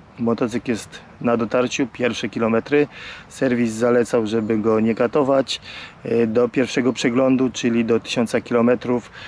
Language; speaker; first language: Polish; native; Polish